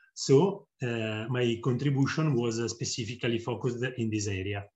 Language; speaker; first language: English; non-native, fluent; Italian